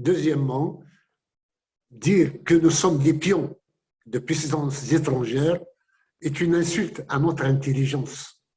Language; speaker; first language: French; non-native, local second language; Kabyle